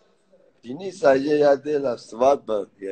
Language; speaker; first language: Russian; non-native, learner; Persian